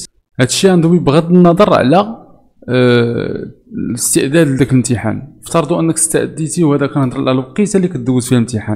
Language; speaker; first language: Arabic; native; Arabic